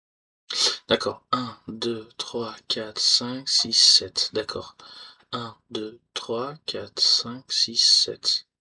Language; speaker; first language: French; native; French